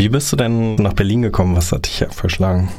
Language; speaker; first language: German; native; German